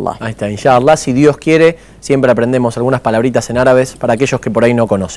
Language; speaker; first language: Spanish; native; Spanish